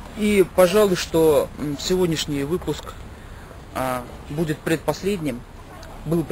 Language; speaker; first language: Russian; native; Russian